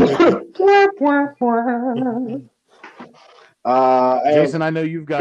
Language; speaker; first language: English; native; English